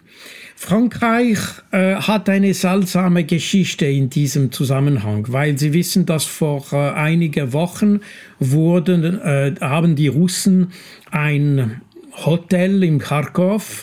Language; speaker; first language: German; non-native, local second language; French